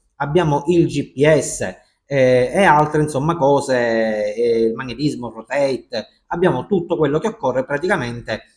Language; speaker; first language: Italian; native; Italian